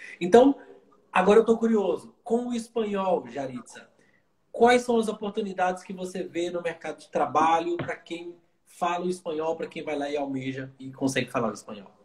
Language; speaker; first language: Portuguese; native; Portuguese